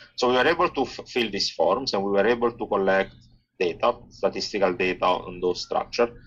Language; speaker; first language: English; non-native, fluent; Italian